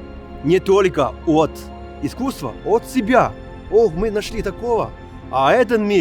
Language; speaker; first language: Russian; non-native, fluent; Chinese